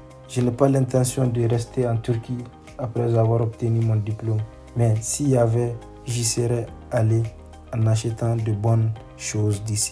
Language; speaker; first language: French; non-native, local second language; Arabic